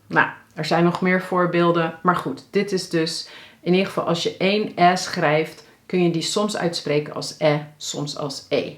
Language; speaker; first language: Dutch; native; Dutch